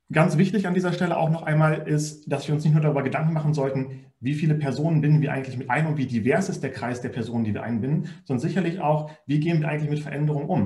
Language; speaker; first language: German; native; German